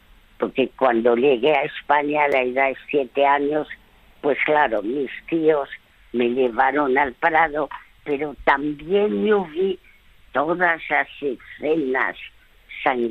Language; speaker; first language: Spanish; early bilingual, other home language; French